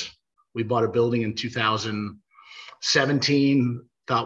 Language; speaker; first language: English; native; English